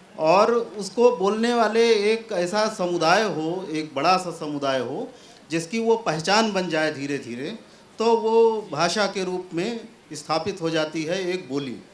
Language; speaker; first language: Hindi; native; Hindi